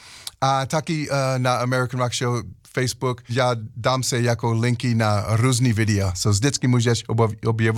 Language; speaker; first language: Czech; non-native, learner; English